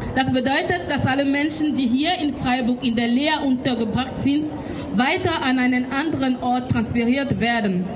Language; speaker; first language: German; non-native, learner; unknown